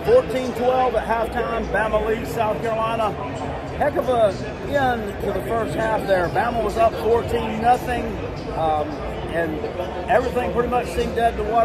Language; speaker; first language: English; native; English